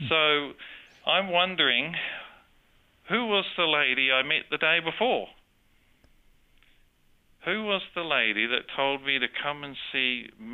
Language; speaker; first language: English; native; English